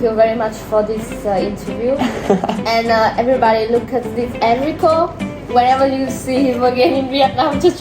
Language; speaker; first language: English; non-native, fluent; Vietnamese